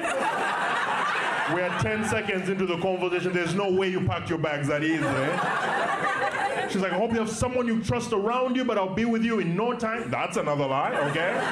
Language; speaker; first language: English; non-native, local second language; Ganda